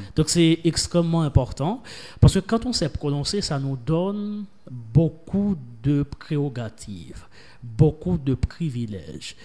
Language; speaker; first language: French; non-native, local second language; Haitian Creole